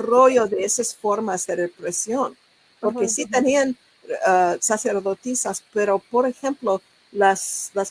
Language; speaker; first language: Spanish; non-native, learner; English